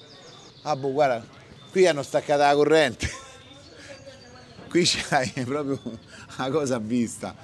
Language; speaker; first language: Italian; native; Italian